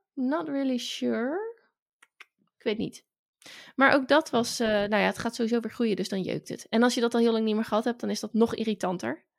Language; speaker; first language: Dutch; native; Dutch